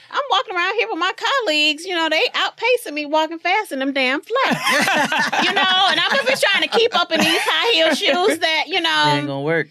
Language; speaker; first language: English; native; English